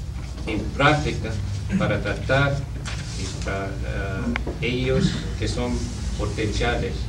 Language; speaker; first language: Spanish; non-native, learner; English